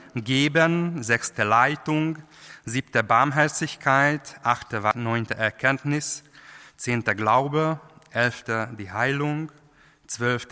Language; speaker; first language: German; non-native, fluent; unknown